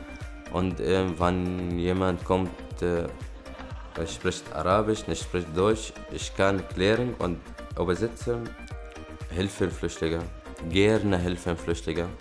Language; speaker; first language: German; non-native, learner; Arabic